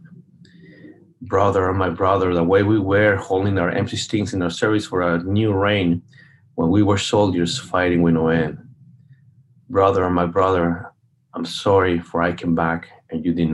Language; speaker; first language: English; non-native, fluent; Spanish